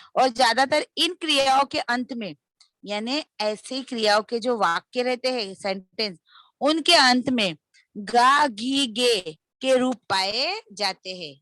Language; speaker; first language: Hindi; non-native, local second language; Marathi